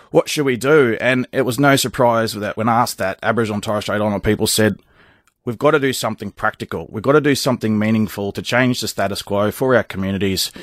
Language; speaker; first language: English; native; English